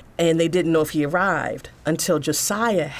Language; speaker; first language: English; native; English